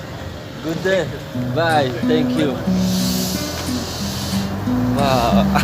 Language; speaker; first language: English; non-native, learner; French